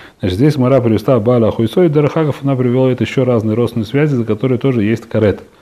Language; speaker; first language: Russian; early bilingual, heritage; Russian